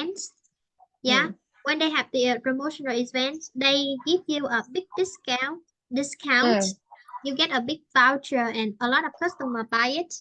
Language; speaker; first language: English; non-native, fluent; Vietnamese